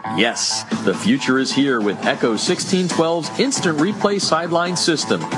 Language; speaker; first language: English; native; English